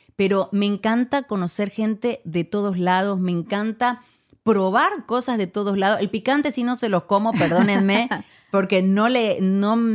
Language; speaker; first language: Spanish; native; Spanish